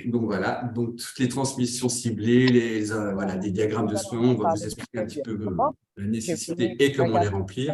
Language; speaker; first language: French; native; French